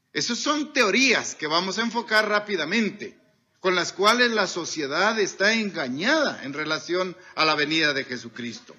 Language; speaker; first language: Spanish; native; Spanish